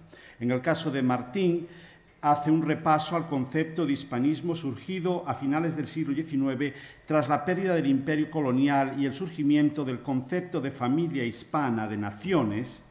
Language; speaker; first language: Spanish; native; Spanish